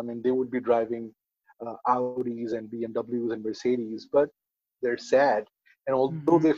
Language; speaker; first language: English; non-native, local second language; Hindi